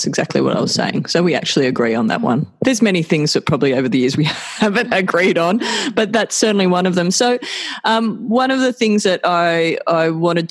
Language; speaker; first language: English; native; English